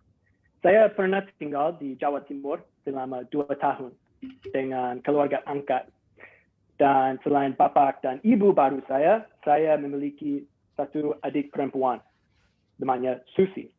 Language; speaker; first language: Indonesian; non-native, fluent; English